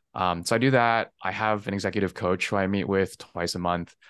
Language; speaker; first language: English; early bilingual, other home language; Chinese